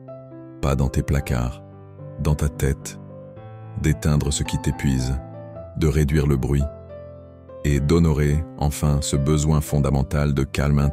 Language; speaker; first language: French; native; French